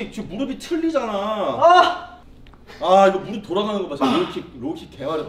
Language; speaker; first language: Korean; native; Korean